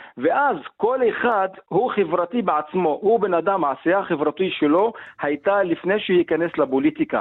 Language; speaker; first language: Hebrew; non-native, local second language; Arabic